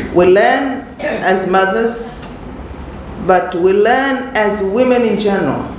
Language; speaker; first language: English; non-native, local second language; Swahili